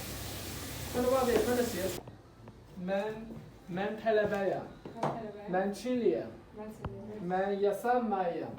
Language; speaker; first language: Turkish; non-native, learner; Chinese